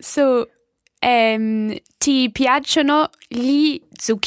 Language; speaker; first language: Italian; non-native, learner; English